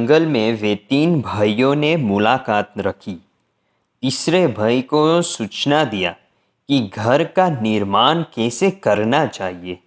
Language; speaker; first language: Hindi; non-native, learner; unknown